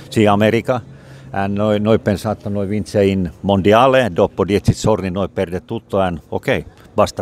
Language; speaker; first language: Italian; non-native, learner; Finnish